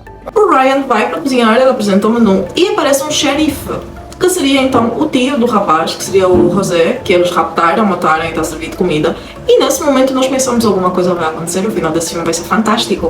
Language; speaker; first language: Portuguese; native; Portuguese